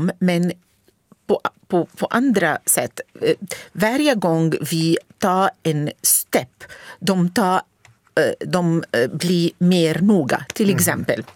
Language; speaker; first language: Swedish; non-native, fluent; Arabic